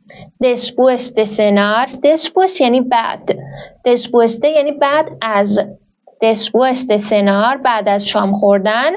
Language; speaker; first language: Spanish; non-native, fluent; Persian